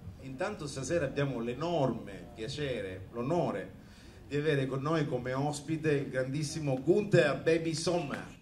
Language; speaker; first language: Italian; native; Italian